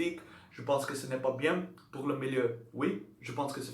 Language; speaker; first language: French; non-native, learner; Dutch